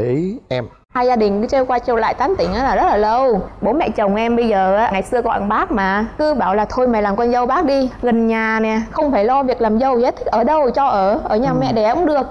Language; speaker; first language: Vietnamese; native; Vietnamese